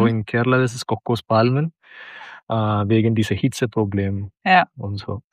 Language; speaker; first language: German; non-native, learner; Malayalam